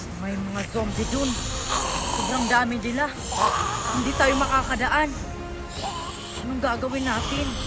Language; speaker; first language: Filipino; native; Filipino